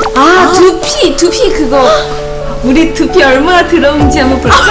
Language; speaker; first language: Korean; early bilingual, heritage; Korean